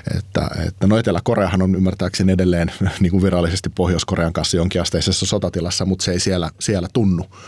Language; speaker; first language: Finnish; native; Finnish